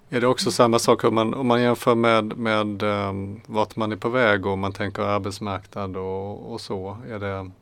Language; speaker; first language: Swedish; native; Swedish